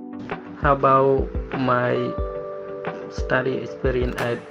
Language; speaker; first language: English; non-native, learner; Khmer